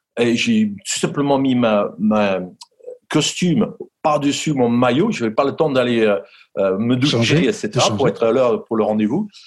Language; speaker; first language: French; non-native, fluent; English